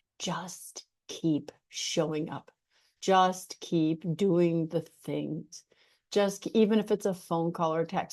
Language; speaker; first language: English; native; English